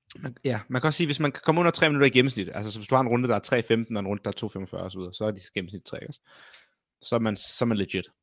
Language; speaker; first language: Danish; native; Danish